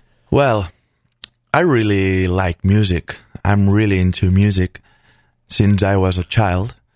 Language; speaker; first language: English; non-native, fluent; Catalan